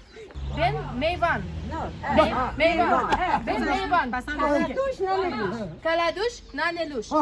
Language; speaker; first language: Turkish; non-native, learner; Russian